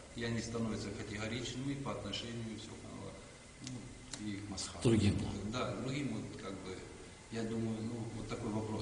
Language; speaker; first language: Russian; non-native, learner; Turkish